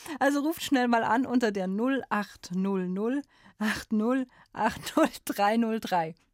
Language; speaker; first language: German; native; German